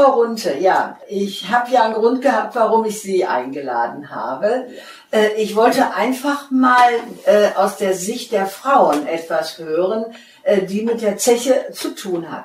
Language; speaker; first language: German; native; German